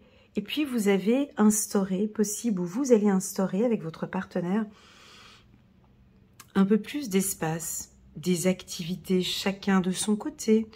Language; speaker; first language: French; native; French